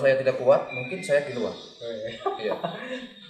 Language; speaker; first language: Indonesian; non-native, learner; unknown